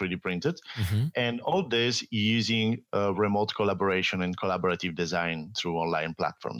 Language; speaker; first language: English; non-native, fluent; Italian